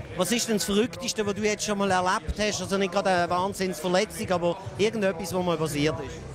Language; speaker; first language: German; native; German